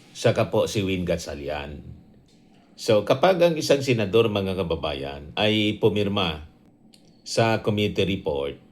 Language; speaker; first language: Filipino; non-native, local second language; Bikol